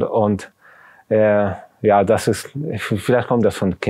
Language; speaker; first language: German; non-native, fluent; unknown